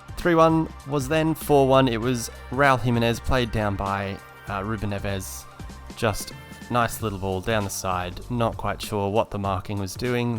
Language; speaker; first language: English; native; English